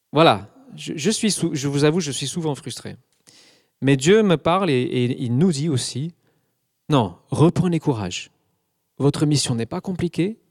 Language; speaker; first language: French; non-native, fluent; English